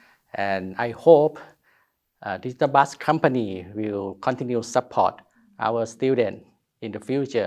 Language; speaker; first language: English; non-native, learner; Thai